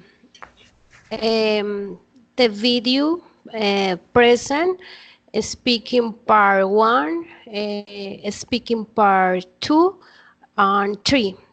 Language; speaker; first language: English; non-native, learner; Spanish